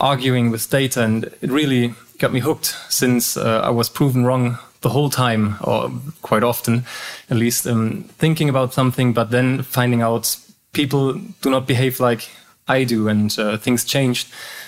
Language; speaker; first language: English; non-native, fluent; German